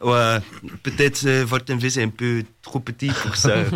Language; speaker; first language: French; non-native, learner; Dutch